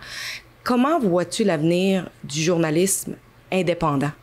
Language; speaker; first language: French; native; French